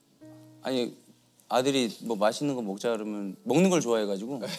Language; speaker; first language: Korean; native; Korean